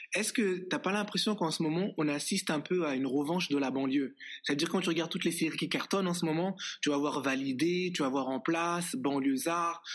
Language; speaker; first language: French; native; French